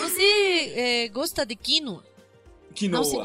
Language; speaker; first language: Portuguese; non-native, learner; Spanish